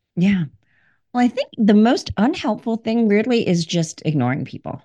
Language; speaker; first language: English; early bilingual, other home language; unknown